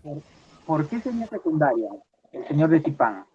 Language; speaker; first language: Spanish; native; Spanish